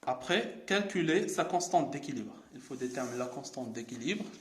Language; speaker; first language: French; non-native, local second language; Arabic